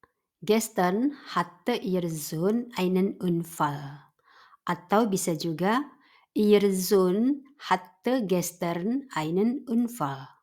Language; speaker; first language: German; non-native, fluent; Indonesian